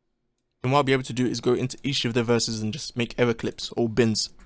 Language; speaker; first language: English; native; English